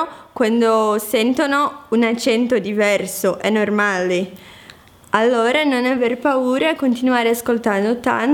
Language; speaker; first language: Italian; non-native, fluent; Portuguese